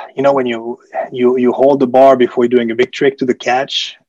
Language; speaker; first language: English; early bilingual, other home language; French